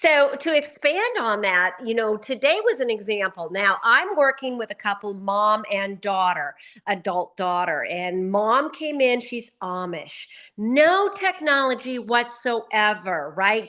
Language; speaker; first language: English; native; English